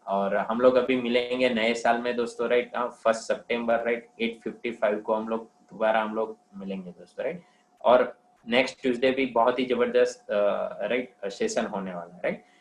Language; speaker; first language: Hindi; non-native, local second language; Gujarati